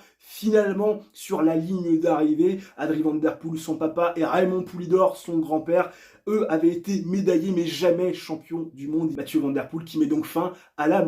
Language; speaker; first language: French; native; French